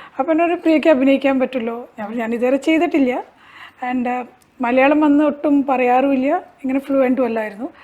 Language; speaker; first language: Malayalam; early bilingual, heritage; Malayalam